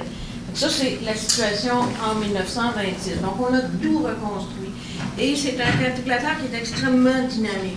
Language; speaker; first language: French; native; French